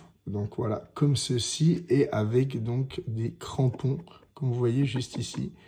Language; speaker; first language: French; native; French